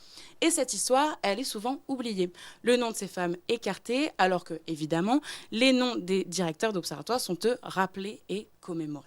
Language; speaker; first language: French; native; French